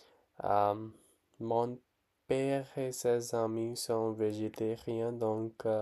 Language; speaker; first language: French; non-native, learner; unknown